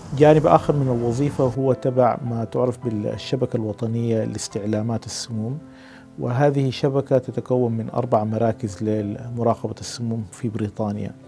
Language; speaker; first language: Arabic; early bilingual, heritage; Arabic